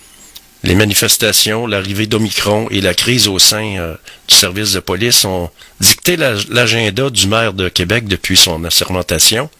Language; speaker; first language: French; native; French